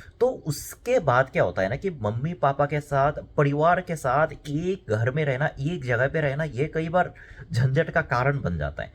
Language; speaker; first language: Hindi; non-native, fluent; Korean